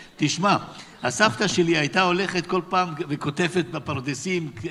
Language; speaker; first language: Hebrew; native; Hebrew